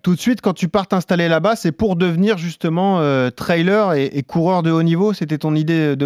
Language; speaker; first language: French; native; French